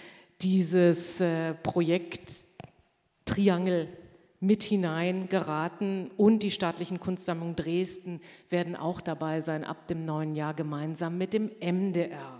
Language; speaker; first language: German; native; German